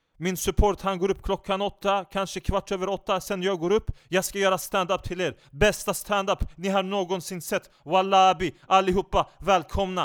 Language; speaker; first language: Swedish; non-native, fluent; Turkish